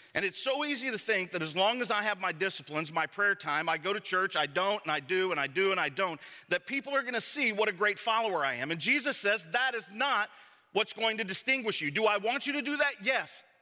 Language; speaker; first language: English; native; English